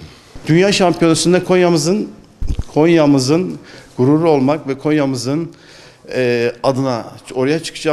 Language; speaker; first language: Turkish; native; Turkish